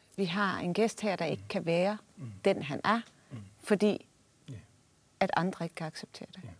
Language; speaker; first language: Danish; early bilingual, other home language; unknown